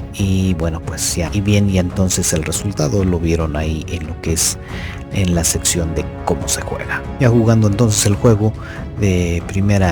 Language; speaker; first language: Spanish; native; Spanish